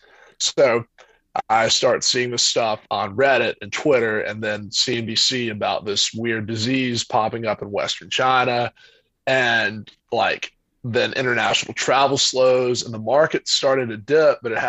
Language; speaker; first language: English; native; English